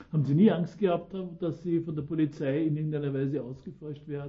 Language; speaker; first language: German; native; German